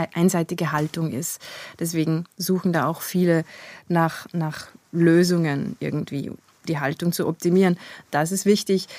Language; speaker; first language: German; native; German